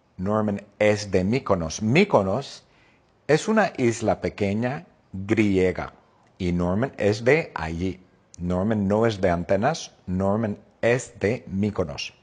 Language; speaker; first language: Spanish; non-native, fluent; English